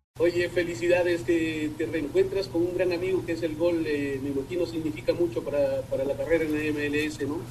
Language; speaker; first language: Spanish; non-native, learner; English